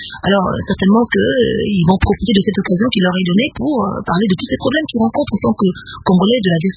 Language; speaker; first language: French; non-native, local second language; Lingala